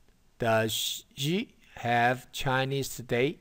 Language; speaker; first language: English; non-native, fluent; Chinese